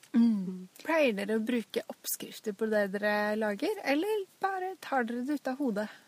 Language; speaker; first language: Norwegian; native; Norwegian